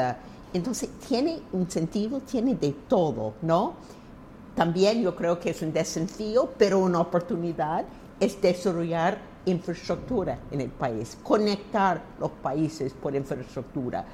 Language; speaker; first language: Spanish; non-native, fluent; English